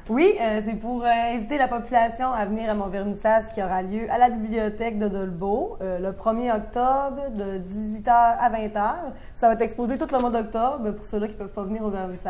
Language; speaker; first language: French; native; French